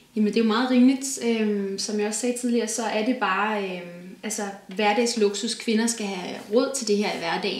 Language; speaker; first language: Danish; native; Danish